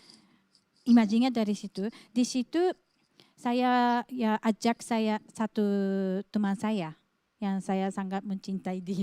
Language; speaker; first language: Indonesian; non-native, fluent; Japanese